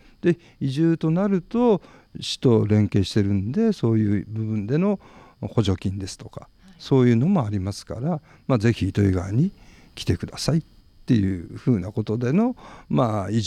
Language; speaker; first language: Japanese; native; Japanese